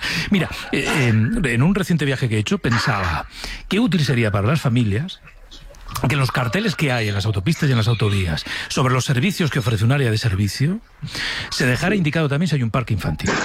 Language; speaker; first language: Spanish; native; Spanish